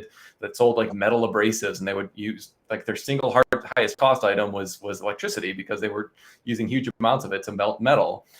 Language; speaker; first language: English; native; English